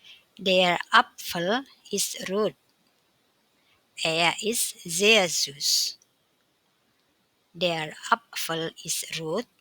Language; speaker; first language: German; non-native, fluent; Indonesian